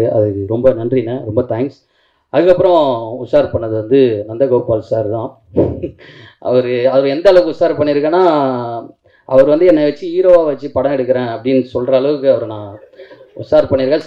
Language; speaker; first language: Tamil; native; Tamil